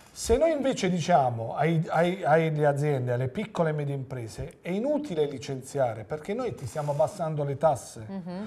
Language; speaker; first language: Italian; native; Italian